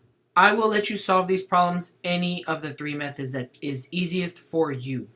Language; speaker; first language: English; native; English